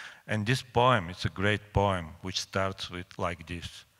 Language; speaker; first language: English; non-native, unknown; Bulgarian